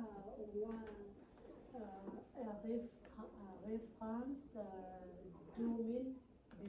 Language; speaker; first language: French; non-native, learner; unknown